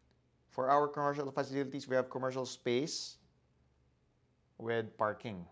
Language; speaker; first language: English; non-native, local second language; Filipino